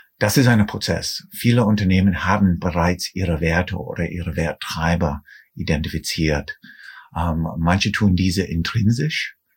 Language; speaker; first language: German; non-native, fluent; English